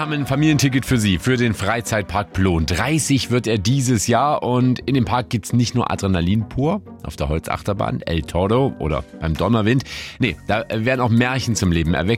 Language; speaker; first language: German; native; German